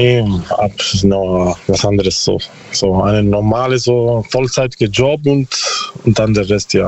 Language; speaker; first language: German; non-native, learner; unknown